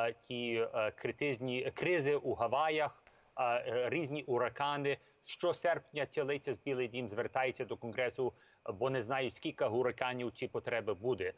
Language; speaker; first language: Ukrainian; early bilingual, heritage; English